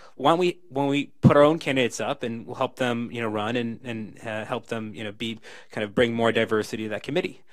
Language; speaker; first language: English; native; English